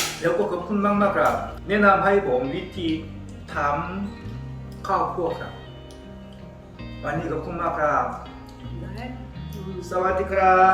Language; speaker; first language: Thai; non-native, learner; Korean